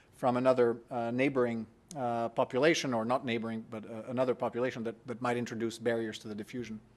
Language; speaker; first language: English; non-native, fluent; French